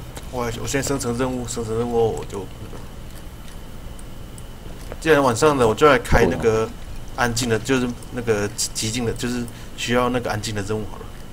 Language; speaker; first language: Chinese; native; Chinese